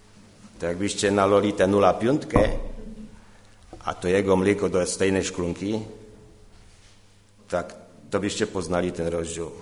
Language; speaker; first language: Polish; non-native, learner; Czech